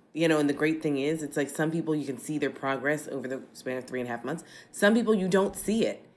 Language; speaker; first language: English; native; English